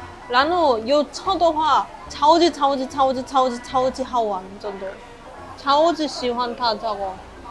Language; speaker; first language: Chinese; non-native, fluent; Korean